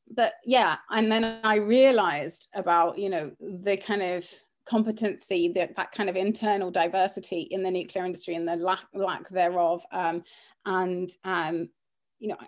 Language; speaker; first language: English; early bilingual, other home language; Greek